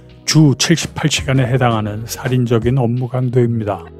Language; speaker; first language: Korean; native; Korean